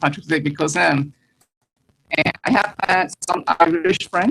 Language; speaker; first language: English; non-native, learner; Spanish